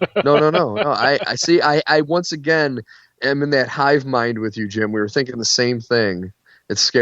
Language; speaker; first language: English; native; English